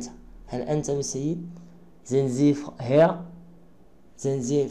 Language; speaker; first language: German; non-native, learner; Arabic